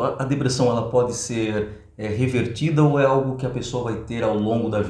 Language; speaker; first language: Portuguese; native; Portuguese